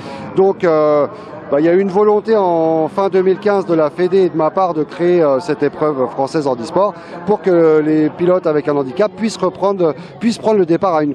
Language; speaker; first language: French; native; French